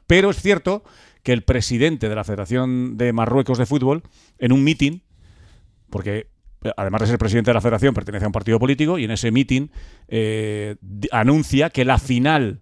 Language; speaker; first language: Spanish; native; Spanish